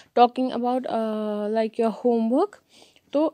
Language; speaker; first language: Hindi; non-native, local second language; Kashmiri